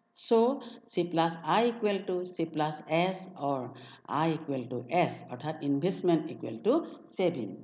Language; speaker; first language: English; non-native, local second language; Assamese